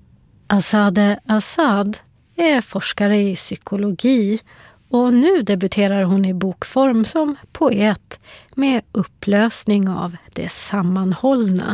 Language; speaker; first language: Swedish; native; Swedish